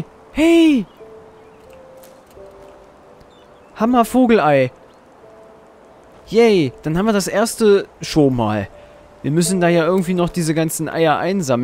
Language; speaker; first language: German; native; German